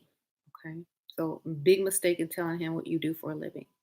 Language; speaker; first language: English; native; English